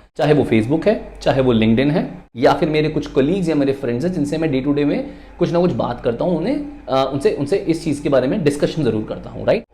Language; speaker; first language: Hindi; native; Hindi